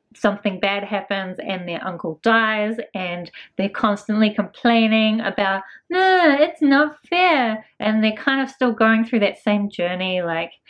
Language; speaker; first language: English; native; English